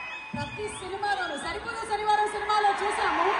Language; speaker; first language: Telugu; native; Telugu